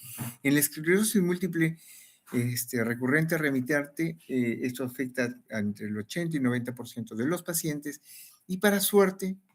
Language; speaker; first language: Spanish; native; Spanish